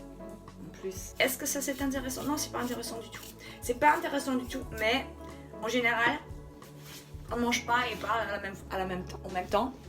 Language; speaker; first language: French; non-native, fluent; German